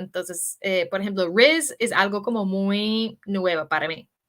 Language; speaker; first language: Spanish; non-native, fluent; English